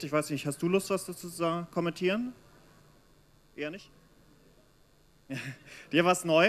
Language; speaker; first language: German; native; German